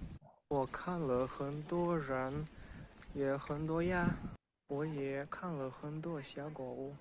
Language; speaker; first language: Chinese; non-native, learner; Russian